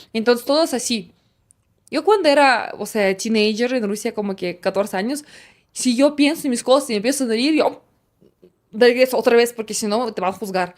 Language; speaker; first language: Spanish; non-native, fluent; Russian